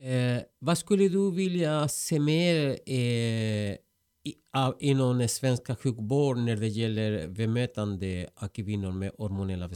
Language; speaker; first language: Swedish; non-native, fluent; Spanish